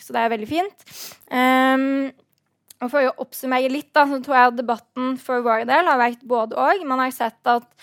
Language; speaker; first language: Norwegian; native; Norwegian